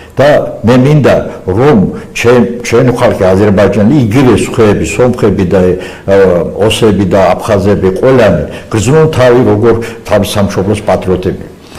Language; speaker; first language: Georgian; non-native, local second language; Azerbaijani